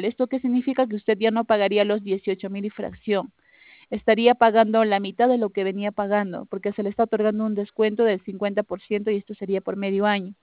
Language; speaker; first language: Spanish; native; Spanish